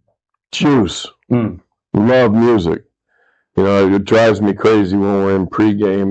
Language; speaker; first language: English; native; English